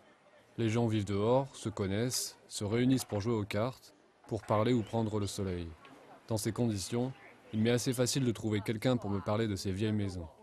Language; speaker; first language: French; native; French